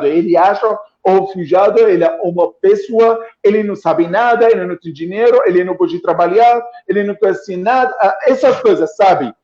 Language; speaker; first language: Portuguese; non-native, fluent; Arabic